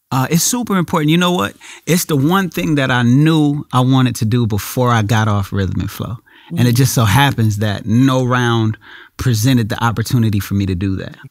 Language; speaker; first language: English; native; English